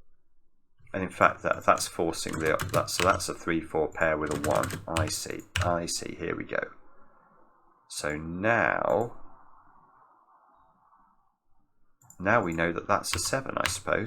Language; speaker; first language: English; native; English